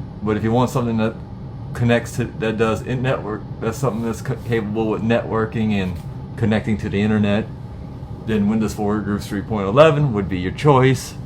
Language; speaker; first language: English; native; English